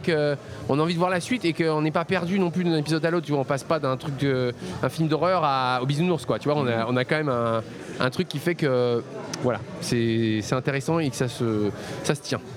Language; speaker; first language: French; native; French